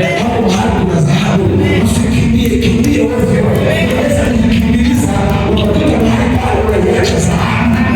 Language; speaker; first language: Swahili; non-native, local second language; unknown